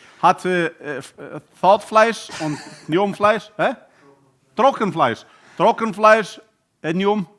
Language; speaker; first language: German; non-native, learner; Albanian